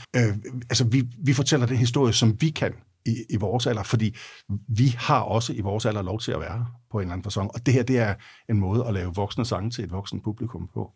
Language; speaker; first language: Danish; native; Danish